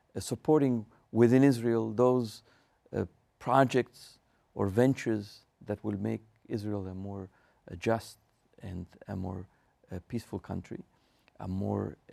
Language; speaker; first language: English; non-native, fluent; Spanish